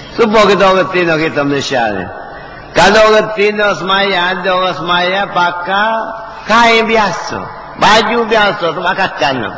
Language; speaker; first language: Malay; native; Malay